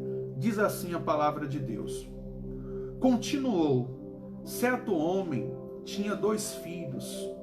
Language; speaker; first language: Portuguese; native; Portuguese